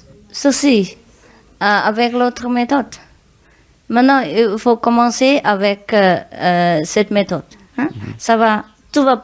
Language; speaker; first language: French; non-native, learner; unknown